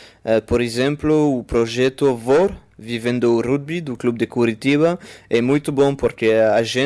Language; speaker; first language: Portuguese; non-native, fluent; French